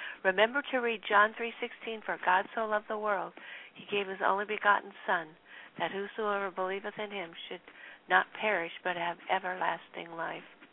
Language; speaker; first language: English; native; English